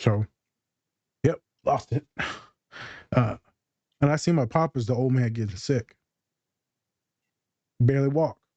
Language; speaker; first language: English; native; English